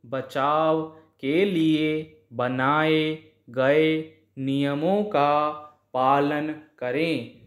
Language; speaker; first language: Hindi; native; Hindi